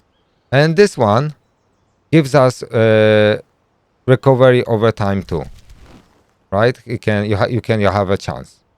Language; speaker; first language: English; non-native, fluent; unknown